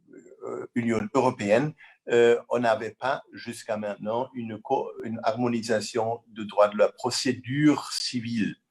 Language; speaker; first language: French; non-native, fluent; German